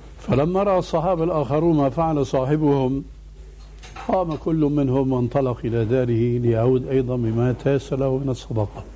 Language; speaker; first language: Arabic; early bilingual, other home language; Albanian